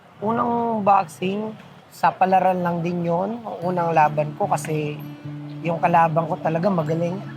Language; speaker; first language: Filipino; non-native, local second language; Bikol